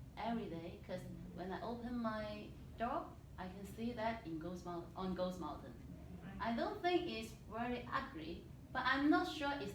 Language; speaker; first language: English; non-native, learner; Chinese